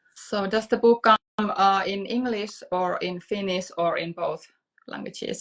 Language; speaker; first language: English; non-native, fluent; Finnish